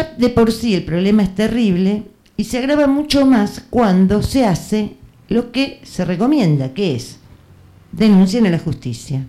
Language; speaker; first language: Spanish; native; Spanish